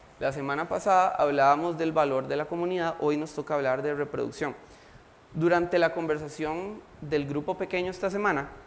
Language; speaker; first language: Spanish; native; Spanish